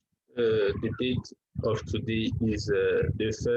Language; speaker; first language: English; non-native, learner; French